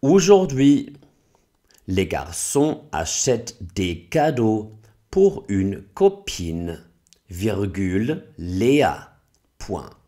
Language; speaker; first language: French; non-native, fluent; German